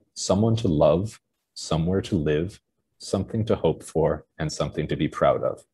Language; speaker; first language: English; native; English